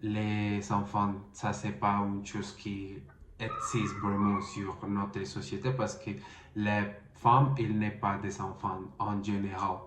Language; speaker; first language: French; non-native, learner; Spanish